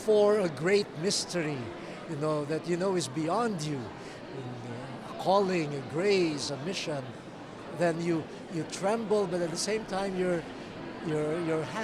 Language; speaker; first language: English; non-native, local second language; Filipino